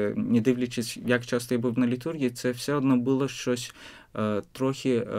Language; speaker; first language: Ukrainian; non-native, fluent; Azerbaijani